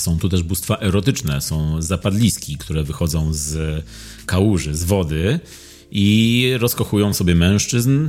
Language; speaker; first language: Polish; native; Polish